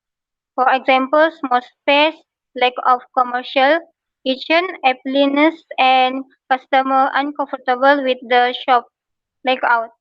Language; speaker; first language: English; non-native, local second language; Malay